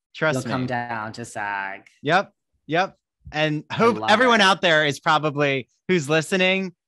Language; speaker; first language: English; native; English